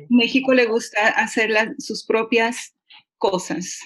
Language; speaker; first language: Spanish; early bilingual, heritage; Spanish